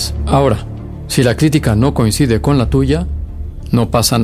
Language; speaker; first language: Spanish; native; Spanish